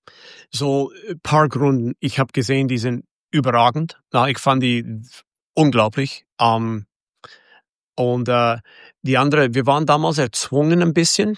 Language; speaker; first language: German; non-native, fluent; English